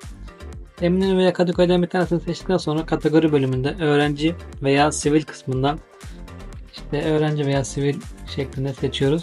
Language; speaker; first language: Turkish; native; Turkish